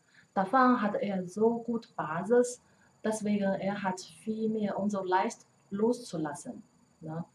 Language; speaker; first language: German; non-native, learner; Chinese